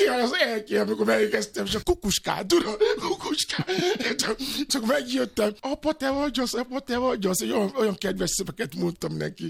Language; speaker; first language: Hungarian; non-native, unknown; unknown